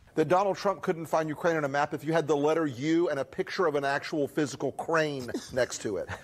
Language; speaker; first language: English; native; English